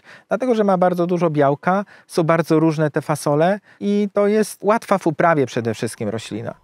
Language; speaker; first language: Polish; native; Polish